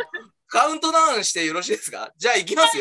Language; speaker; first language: Japanese; native; Japanese